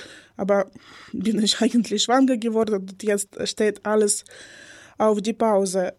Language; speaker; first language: German; non-native, learner; Ukrainian